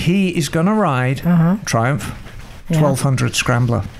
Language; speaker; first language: English; native; English